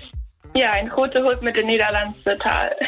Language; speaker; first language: Dutch; non-native, learner; German